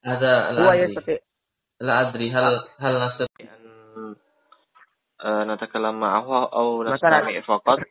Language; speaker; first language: Arabic; non-native, learner; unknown